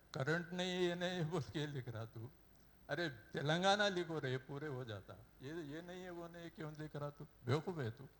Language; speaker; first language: Hindi; non-native, local second language; Telugu